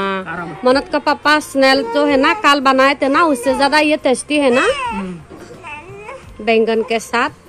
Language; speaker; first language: Hindi; non-native, local second language; Chakma